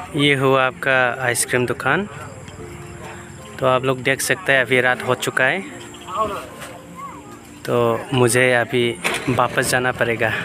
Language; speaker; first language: Hindi; non-native, local second language; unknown